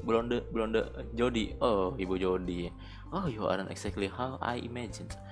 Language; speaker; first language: English; non-native, learner; Indonesian